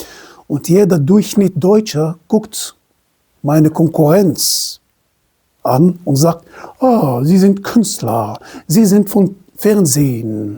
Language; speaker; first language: German; non-native, fluent; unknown